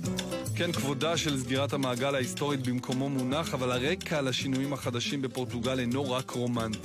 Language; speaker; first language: Hebrew; native; Hebrew